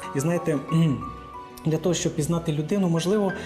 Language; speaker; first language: Ukrainian; native; Ukrainian